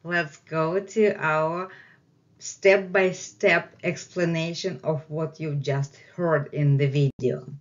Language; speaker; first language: English; non-native, fluent; Russian